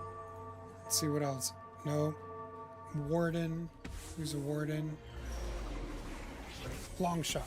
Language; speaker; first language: English; native; English